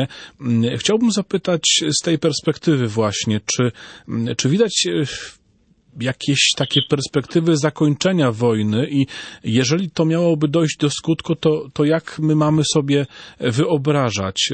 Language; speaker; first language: Polish; native; Polish